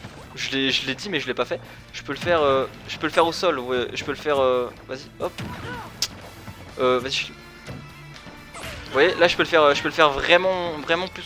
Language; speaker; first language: French; native; French